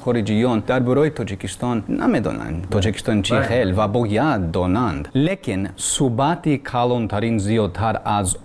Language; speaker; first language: Persian; non-native, learner; English